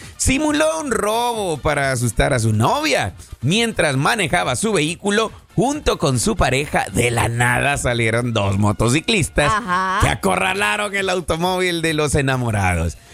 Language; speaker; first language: Spanish; native; Spanish